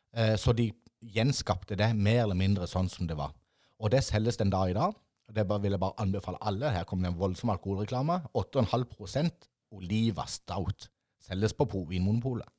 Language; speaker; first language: Norwegian; native; Norwegian